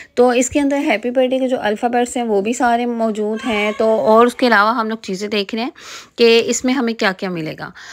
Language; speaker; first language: Urdu; native; Urdu